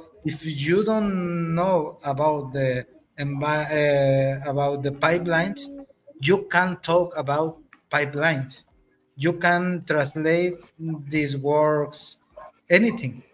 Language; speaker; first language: English; non-native, learner; Spanish